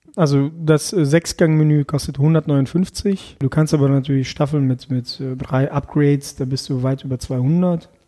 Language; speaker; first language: German; early bilingual, other home language; Russian